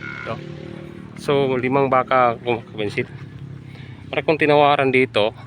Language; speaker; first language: Filipino; non-native, local second language; Hiligaynon